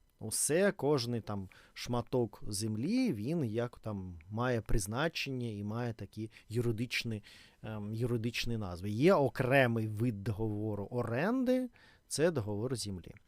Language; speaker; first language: Ukrainian; non-native, learner; Russian